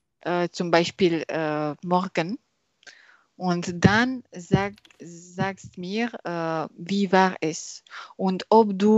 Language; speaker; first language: German; non-native, learner; French